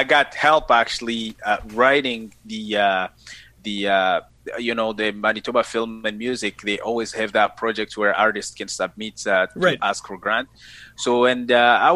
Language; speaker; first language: English; non-native, fluent; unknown